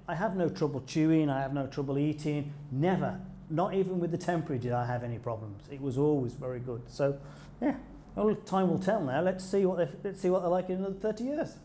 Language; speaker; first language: English; native; English